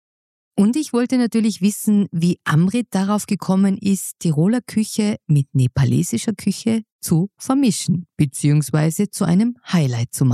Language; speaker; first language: German; native; German